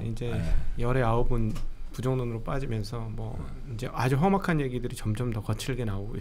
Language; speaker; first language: Korean; native; Korean